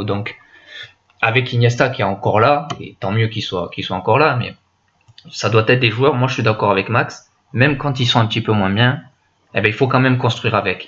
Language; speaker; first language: French; native; French